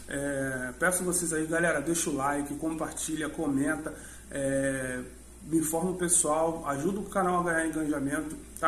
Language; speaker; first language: Portuguese; native; Portuguese